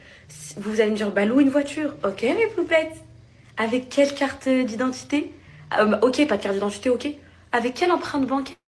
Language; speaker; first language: French; native; French